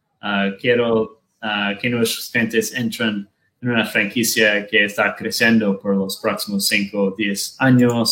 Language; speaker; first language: Spanish; non-native, learner; Portuguese